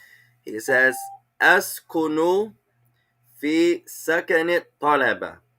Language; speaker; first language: Arabic; non-native, fluent; English